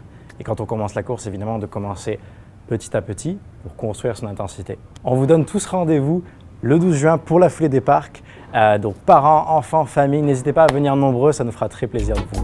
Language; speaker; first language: French; native; French